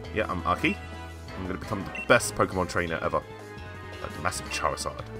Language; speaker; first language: English; native; English